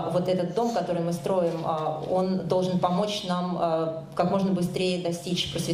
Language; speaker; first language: Russian; native; Russian